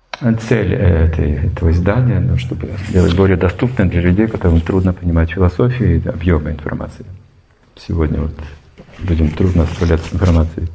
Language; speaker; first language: Russian; native; Russian